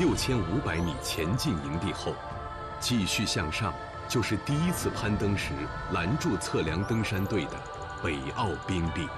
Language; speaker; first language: Chinese; native; Chinese